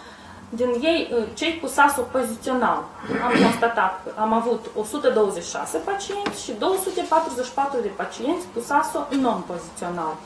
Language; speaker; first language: Romanian; native; Romanian